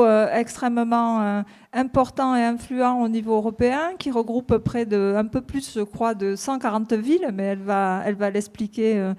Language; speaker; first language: French; native; French